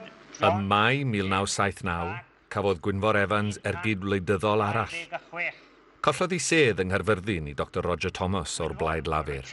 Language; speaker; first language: Welsh; native; Welsh